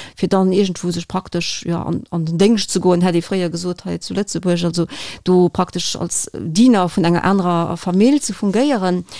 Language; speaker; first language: Luxembourgish; native; Luxembourgish